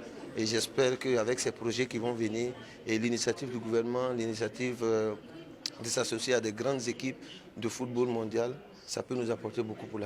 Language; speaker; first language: French; native; French